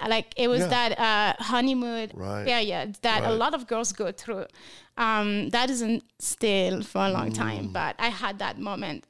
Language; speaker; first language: English; non-native, fluent; French